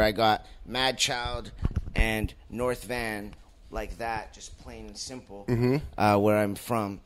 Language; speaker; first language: English; native; English